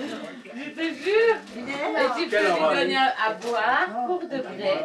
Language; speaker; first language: French; native; French